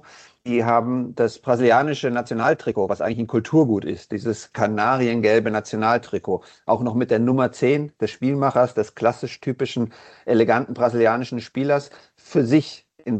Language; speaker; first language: German; native; German